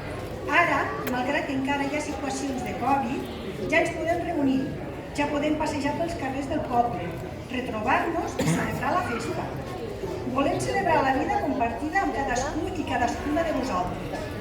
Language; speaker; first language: Catalan; native; Catalan